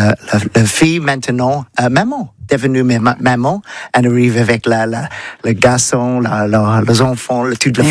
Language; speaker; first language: French; non-native, learner; English